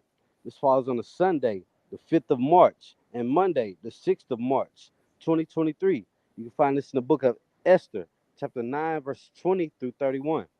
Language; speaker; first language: English; native; English